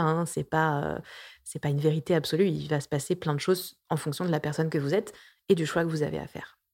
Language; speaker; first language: French; native; French